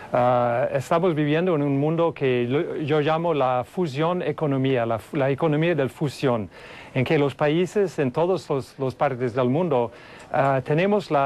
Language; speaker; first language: Spanish; non-native, fluent; English